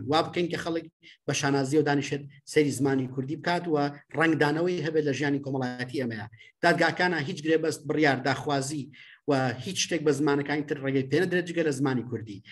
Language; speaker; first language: Central Kurdish; native; Central Kurdish